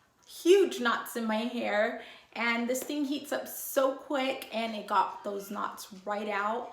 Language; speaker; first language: English; native; English